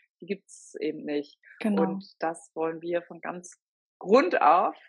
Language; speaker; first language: German; native; German